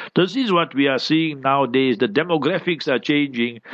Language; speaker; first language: English; native; English